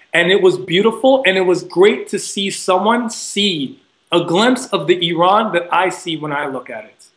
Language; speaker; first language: English; early bilingual, other home language; Persian